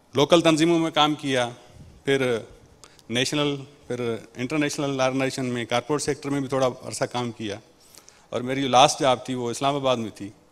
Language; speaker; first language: Urdu; non-native, local second language; Sindhi